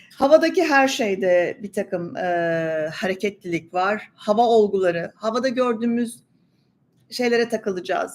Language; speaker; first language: Turkish; native; Turkish